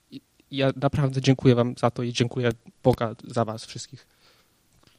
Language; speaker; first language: Polish; early bilingual, heritage; Polish